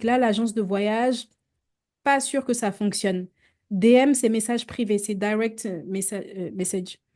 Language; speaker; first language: French; native; French